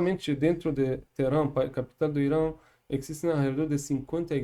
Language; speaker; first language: Spanish; non-native, fluent; Persian